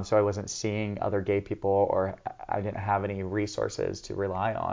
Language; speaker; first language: English; native; English